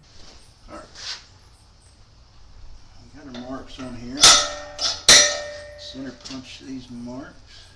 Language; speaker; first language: English; native; English